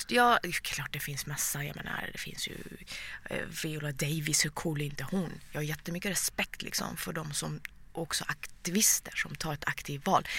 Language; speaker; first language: Swedish; early bilingual, other home language; Persian